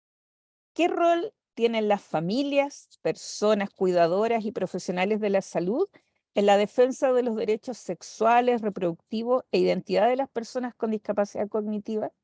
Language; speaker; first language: Spanish; native; Spanish